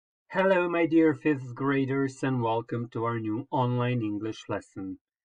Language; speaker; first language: English; non-native, fluent; Croatian